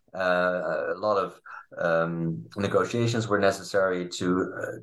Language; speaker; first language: English; non-native, fluent; Dutch